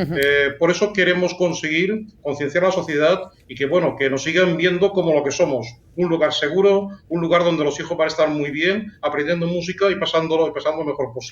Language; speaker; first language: Spanish; native; Spanish